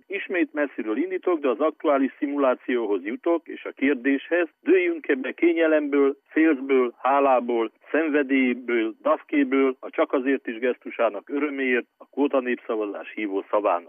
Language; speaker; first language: Hungarian; native; Hungarian